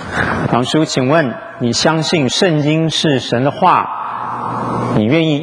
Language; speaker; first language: Chinese; native; Chinese